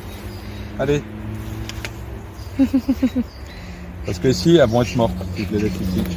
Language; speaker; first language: French; native; French